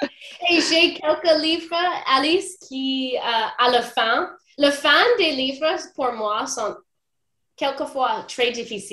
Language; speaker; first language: French; non-native, fluent; English